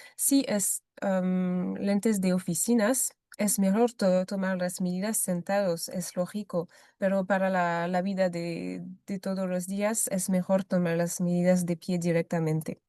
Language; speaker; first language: Spanish; non-native, fluent; French